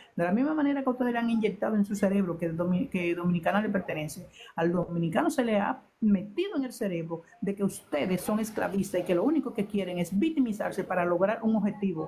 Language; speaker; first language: Spanish; native; Spanish